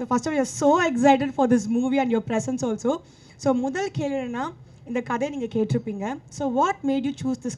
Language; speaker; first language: Tamil; native; Tamil